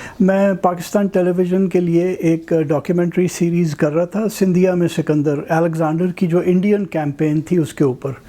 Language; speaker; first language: Urdu; non-native, local second language; Punjabi